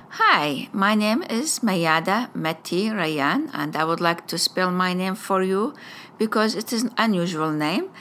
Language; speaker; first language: English; non-native, fluent; Arabic